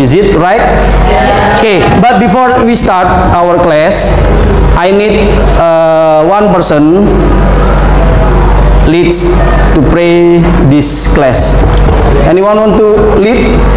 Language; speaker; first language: English; non-native, fluent; Indonesian